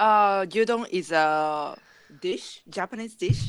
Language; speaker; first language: English; non-native, learner; Japanese